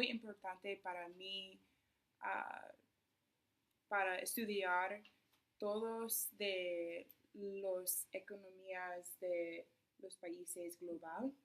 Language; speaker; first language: Spanish; non-native, learner; English